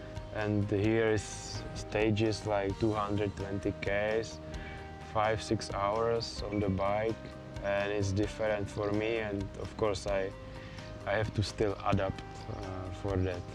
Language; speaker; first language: English; non-native, learner; Czech